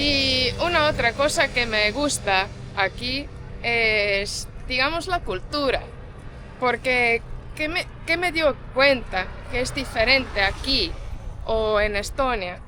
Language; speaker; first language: Spanish; non-native, fluent; Estonian